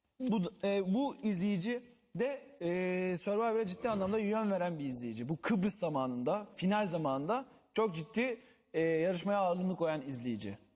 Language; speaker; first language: Turkish; native; Turkish